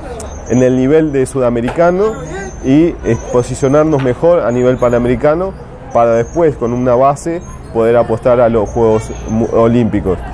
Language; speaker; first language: Spanish; native; Spanish